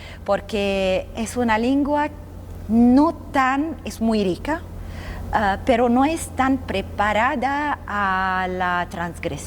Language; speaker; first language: Spanish; non-native, fluent; Arabic